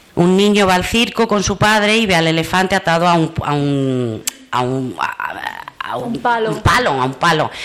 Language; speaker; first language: Spanish; native; Spanish